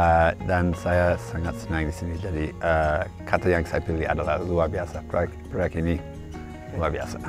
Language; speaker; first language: Indonesian; non-native, fluent; English